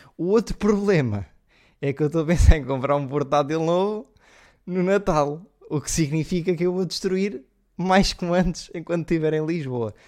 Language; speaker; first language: Portuguese; native; Portuguese